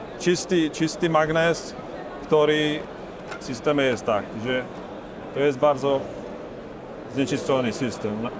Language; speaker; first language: Polish; non-native, learner; Slovak